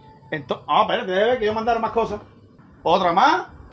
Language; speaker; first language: Spanish; native; Spanish